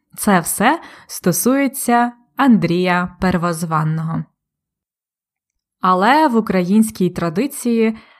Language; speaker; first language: Ukrainian; native; Ukrainian